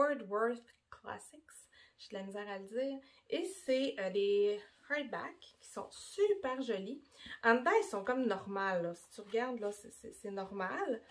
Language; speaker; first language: French; native; French